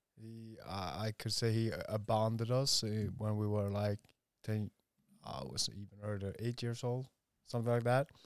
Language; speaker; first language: English; non-native, fluent; Swedish